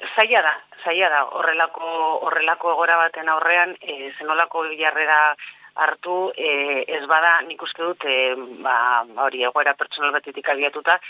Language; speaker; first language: Basque; non-native, local second language; Spanish